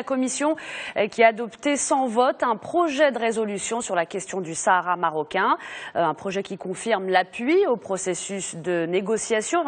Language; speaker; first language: French; non-native, local second language; Arabic